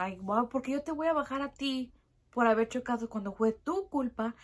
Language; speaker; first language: Spanish; early bilingual, heritage; Spanish